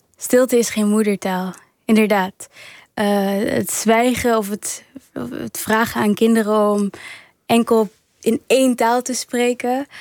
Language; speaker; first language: Dutch; early bilingual, other home language; Kinyarwanda